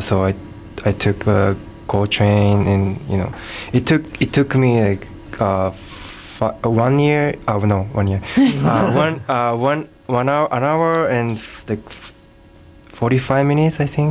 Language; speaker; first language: English; non-native, learner; Japanese